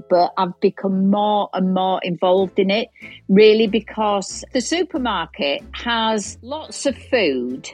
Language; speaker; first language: English; native; English